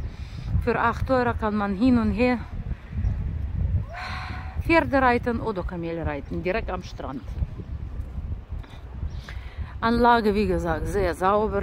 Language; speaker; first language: German; non-native, learner; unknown